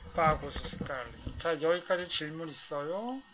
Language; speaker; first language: Korean; native; Korean